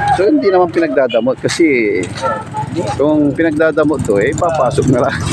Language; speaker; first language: Filipino; non-native, local second language; Cebuano